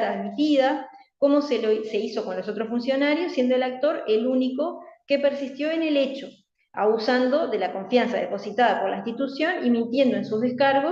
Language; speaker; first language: Spanish; native; Spanish